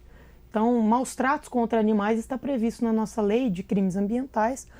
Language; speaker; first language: Portuguese; native; Portuguese